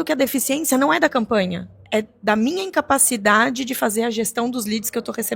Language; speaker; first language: Portuguese; native; Portuguese